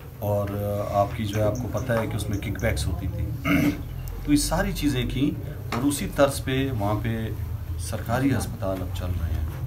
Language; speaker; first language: Urdu; non-native, local second language; Pashto